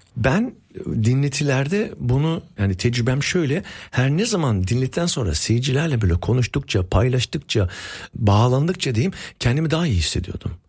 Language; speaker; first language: Turkish; early bilingual, heritage; Turkish